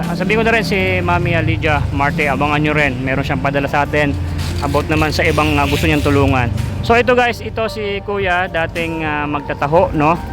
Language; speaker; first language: Filipino; native; Filipino